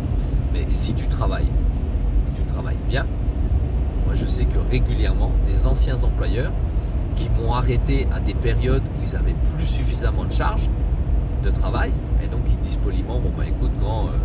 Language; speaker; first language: French; native; French